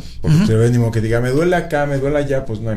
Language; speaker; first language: Spanish; native; Spanish